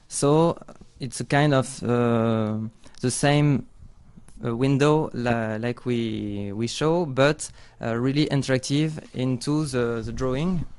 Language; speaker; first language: English; non-native, learner; French